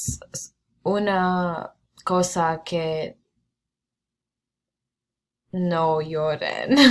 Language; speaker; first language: Spanish; non-native, learner; English